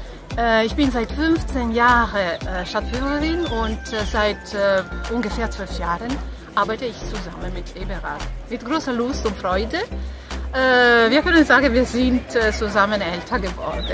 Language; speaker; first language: German; non-native, fluent; Italian